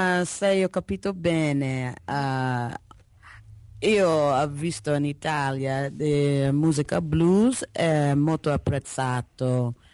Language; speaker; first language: Italian; non-native, learner; English